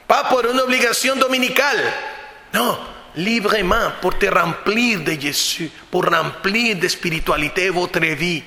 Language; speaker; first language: French; non-native, fluent; Spanish